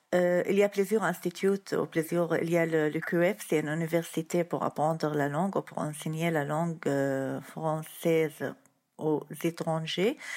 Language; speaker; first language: French; non-native, fluent; Arabic